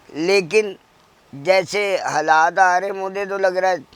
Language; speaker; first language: Urdu; non-native, local second language; Punjabi